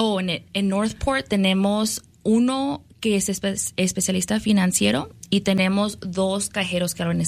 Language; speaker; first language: Spanish; early bilingual, other home language; English